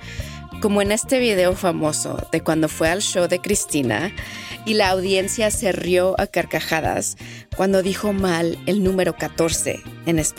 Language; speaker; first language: Spanish; early bilingual, heritage; Spanish